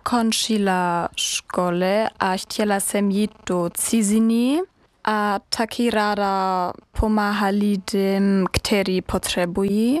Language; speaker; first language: Czech; non-native, learner; German